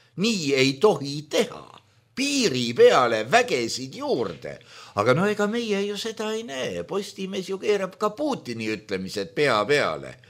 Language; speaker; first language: Estonian; native; Estonian